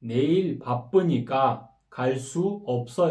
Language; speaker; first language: Korean; non-native, fluent; Kyrgyz